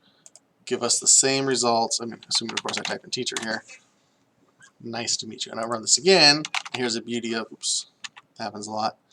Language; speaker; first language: English; native; English